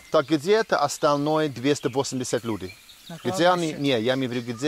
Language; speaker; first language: Russian; non-native, learner; English